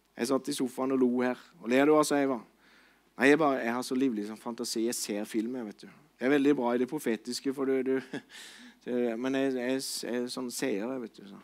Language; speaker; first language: Norwegian; native; Norwegian